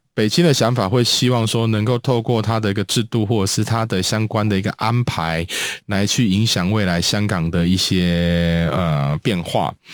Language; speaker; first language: Chinese; native; Chinese